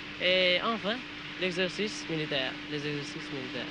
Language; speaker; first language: French; non-native, learner; Albanian